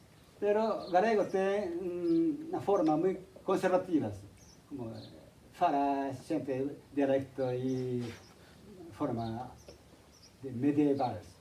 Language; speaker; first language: Spanish; non-native, fluent; Japanese